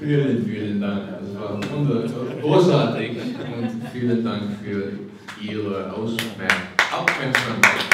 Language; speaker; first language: German; non-native, learner; English